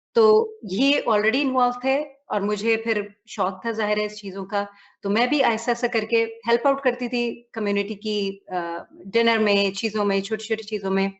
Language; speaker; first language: Urdu; native; Urdu